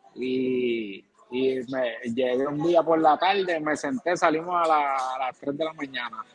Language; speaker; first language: Spanish; native; Spanish